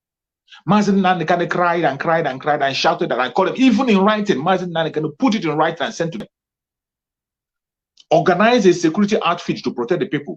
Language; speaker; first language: English; non-native, local second language; Igbo